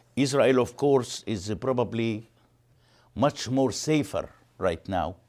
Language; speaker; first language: English; non-native, fluent; Arabic